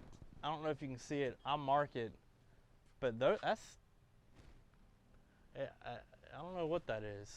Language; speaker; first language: English; native; English